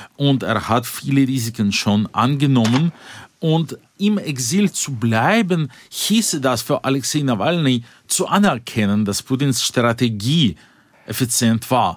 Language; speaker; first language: German; non-native, fluent; Russian